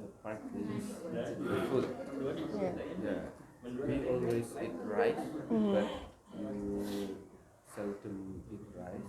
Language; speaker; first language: English; non-native, learner; Indonesian